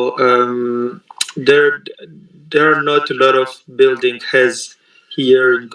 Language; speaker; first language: English; non-native, learner; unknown